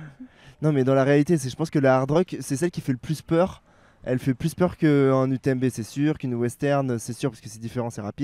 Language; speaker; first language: French; native; French